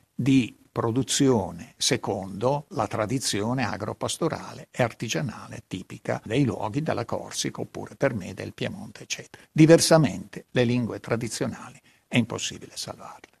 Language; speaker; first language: Italian; non-native, local second language; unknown